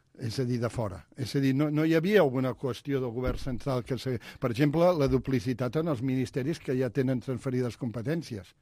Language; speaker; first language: Catalan; native; Catalan